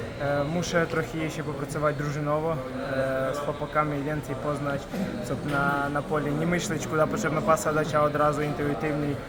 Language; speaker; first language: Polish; non-native, learner; Ukrainian